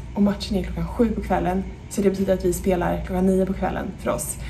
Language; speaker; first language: Swedish; native; Swedish